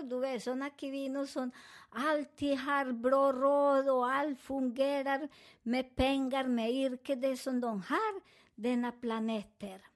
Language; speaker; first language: Swedish; non-native, learner; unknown